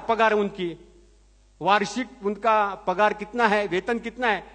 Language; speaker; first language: Hindi; non-native, local second language; Marathi